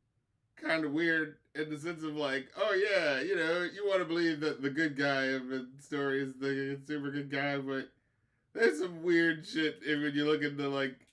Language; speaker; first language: English; native; English